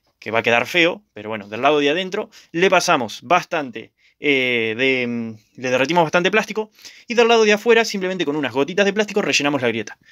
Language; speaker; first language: Spanish; native; Spanish